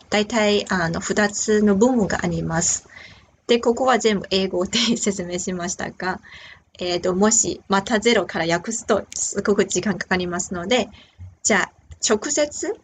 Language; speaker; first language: Japanese; non-native, fluent; Chinese